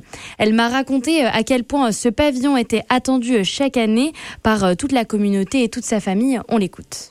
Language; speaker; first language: French; native; French